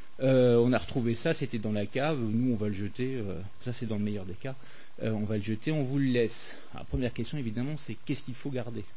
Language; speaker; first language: French; native; French